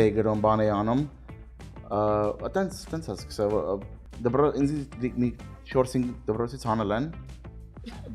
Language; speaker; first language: Armenian; early bilingual, heritage; Armenian